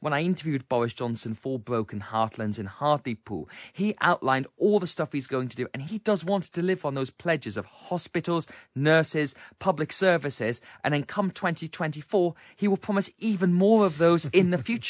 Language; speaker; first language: English; native; English